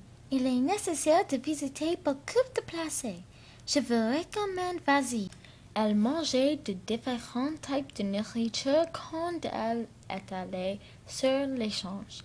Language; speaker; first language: French; non-native, learner; English